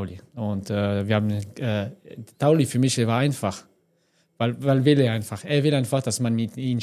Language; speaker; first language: German; non-native, fluent; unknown